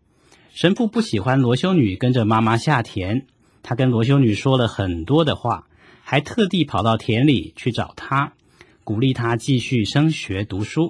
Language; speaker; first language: Chinese; native; Chinese